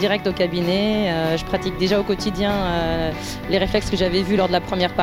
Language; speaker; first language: French; native; French